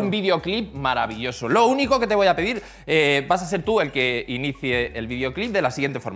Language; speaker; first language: Spanish; native; Spanish